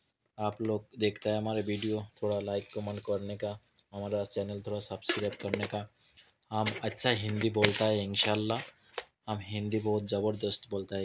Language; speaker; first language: Hindi; non-native, learner; Bangla